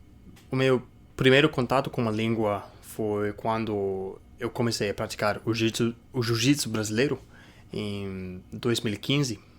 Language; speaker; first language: Portuguese; non-native, fluent; English